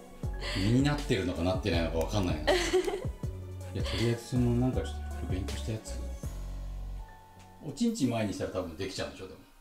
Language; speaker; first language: Japanese; native; Japanese